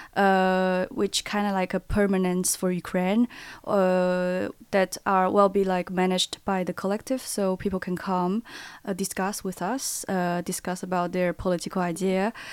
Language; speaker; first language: English; non-native, learner; Chinese